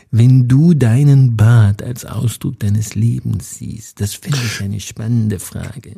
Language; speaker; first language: German; native; German